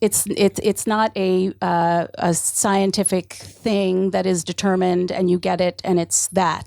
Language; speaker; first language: English; native; English